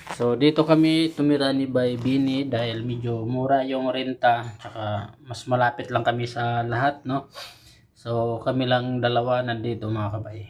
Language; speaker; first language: Filipino; native; Filipino